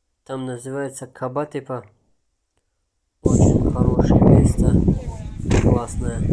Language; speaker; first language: Russian; non-native, local second language; Tajik